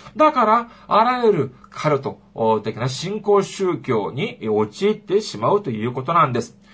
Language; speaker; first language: Japanese; non-native, fluent; Korean